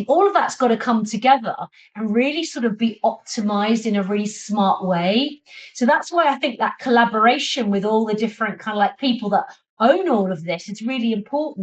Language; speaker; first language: English; native; English